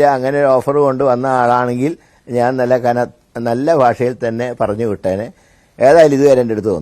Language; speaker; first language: Malayalam; native; Malayalam